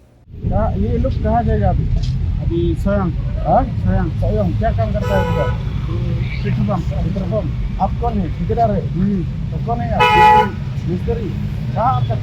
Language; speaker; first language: Hindi; non-native, local second language; Khasi